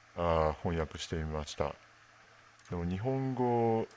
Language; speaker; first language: Japanese; non-native, learner; English